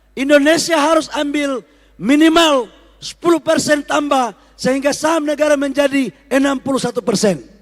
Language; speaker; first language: Indonesian; native; Indonesian